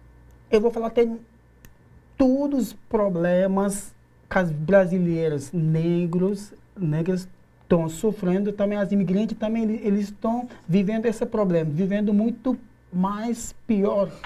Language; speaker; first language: Portuguese; non-native, learner; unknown